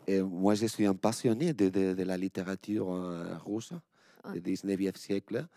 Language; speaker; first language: French; non-native, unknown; Spanish